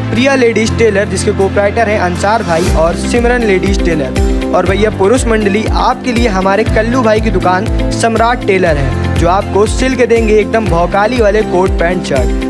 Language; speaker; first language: Hindi; native; Hindi